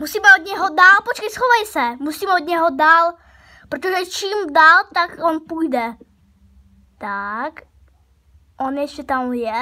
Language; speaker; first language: Czech; early bilingual, other home language; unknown